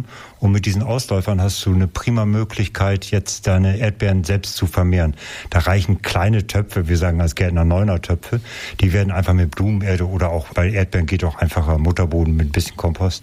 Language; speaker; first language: German; native; German